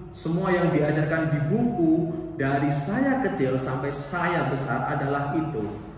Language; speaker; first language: Indonesian; native; Indonesian